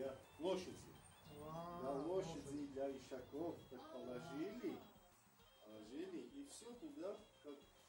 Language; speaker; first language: Russian; non-native, fluent; Armenian